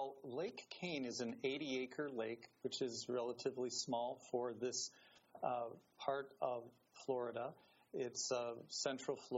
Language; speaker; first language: English; native; English